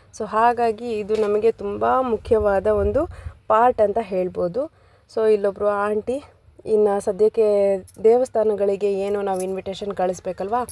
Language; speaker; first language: Kannada; non-native, local second language; Lambadi